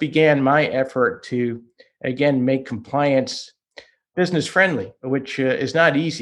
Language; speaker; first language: English; early bilingual, other home language; Hungarian